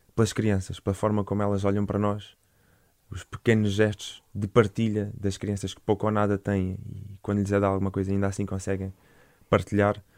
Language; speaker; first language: Portuguese; native; Portuguese